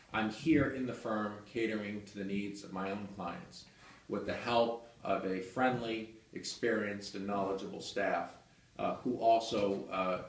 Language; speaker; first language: English; native; English